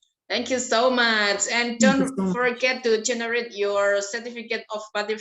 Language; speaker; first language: English; non-native, fluent; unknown